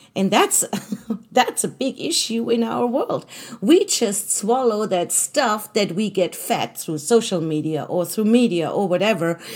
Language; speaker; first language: English; non-native, fluent; German